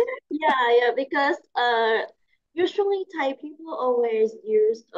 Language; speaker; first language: English; non-native, learner; Thai